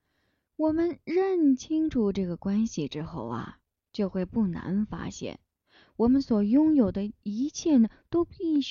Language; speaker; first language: Chinese; native; Chinese